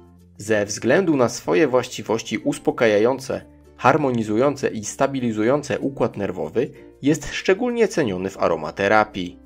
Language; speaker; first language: Polish; native; Polish